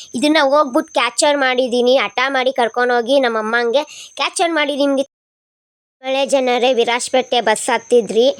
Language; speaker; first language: Kannada; non-native, local second language; Kodava